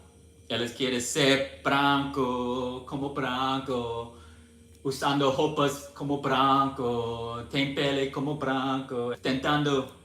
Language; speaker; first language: Portuguese; non-native, learner; English